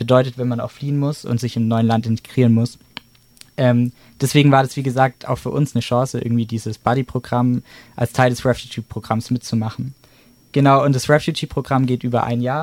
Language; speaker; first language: German; native; German